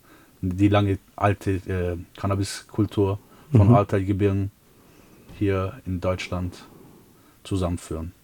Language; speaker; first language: German; early bilingual, other home language; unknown